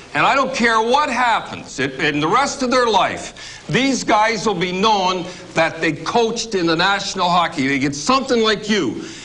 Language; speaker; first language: English; native; English